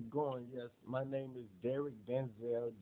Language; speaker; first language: English; native; English